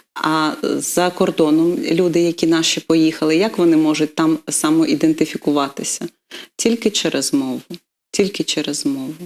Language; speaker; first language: Ukrainian; non-native, local second language; Russian